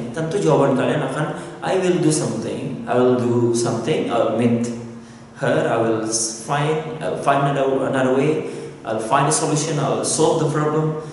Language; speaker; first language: English; non-native, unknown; Indonesian